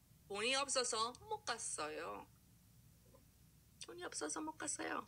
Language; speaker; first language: Korean; native; Korean